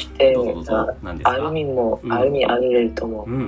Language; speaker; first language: Japanese; non-native, learner; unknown